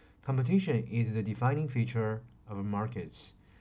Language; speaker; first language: English; non-native, fluent; Chinese